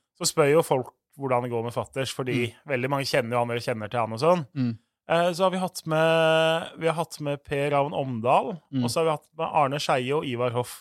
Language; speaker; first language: Norwegian; native; Norwegian